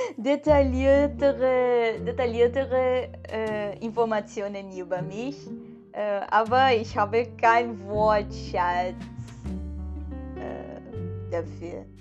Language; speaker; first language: German; non-native, learner; Portuguese